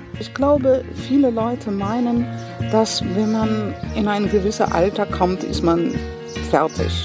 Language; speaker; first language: German; non-native, fluent; English